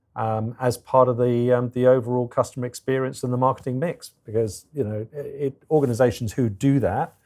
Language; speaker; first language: English; native; English